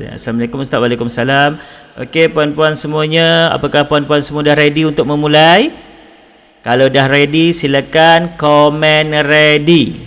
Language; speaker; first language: Malay; native; Malay